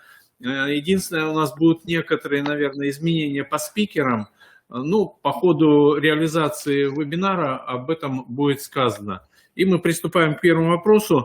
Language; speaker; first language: Russian; native; Russian